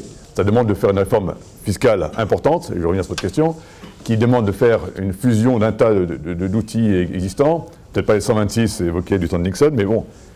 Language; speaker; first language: French; native; French